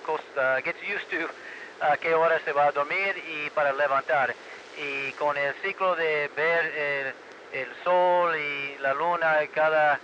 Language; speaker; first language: Spanish; early bilingual, heritage; Spanish